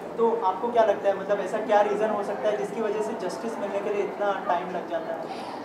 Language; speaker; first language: Hindi; native; Hindi